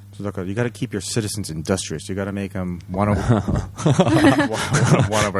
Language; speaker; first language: English; early bilingual, other home language; Japanese